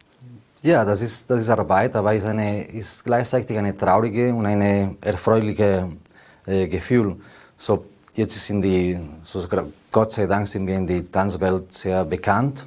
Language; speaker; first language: German; non-native, learner; Spanish